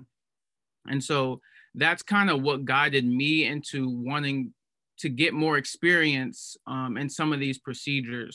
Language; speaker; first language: English; native; English